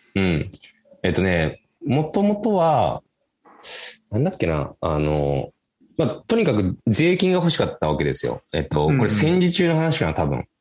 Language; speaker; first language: Japanese; native; Japanese